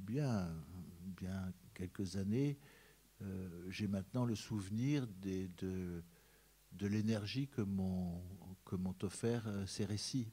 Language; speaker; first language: French; native; French